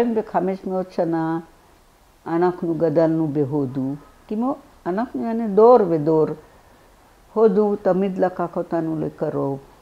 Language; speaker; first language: Hebrew; non-native, fluent; Marathi